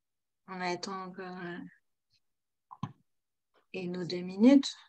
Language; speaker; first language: French; native; French